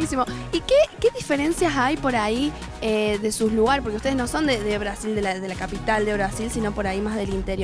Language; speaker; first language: Spanish; native; Spanish